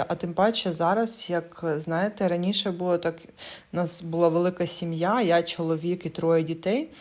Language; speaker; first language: Ukrainian; non-native, local second language; Russian